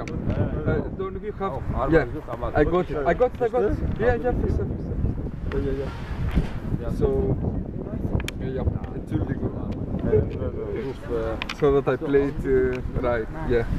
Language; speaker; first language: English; non-native, fluent; Greek